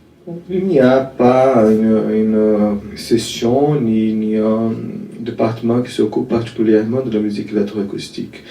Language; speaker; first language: French; non-native, fluent; Portuguese